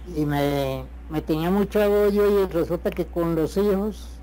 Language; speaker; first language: Spanish; native; Spanish